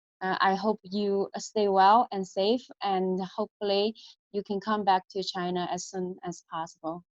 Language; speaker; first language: English; non-native, fluent; Chinese